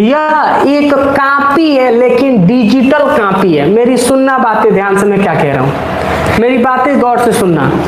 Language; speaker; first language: Hindi; native; Hindi